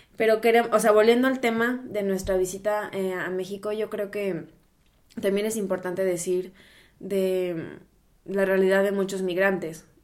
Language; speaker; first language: Spanish; native; Spanish